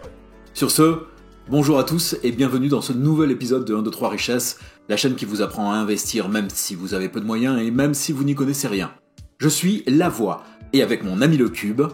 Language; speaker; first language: French; native; French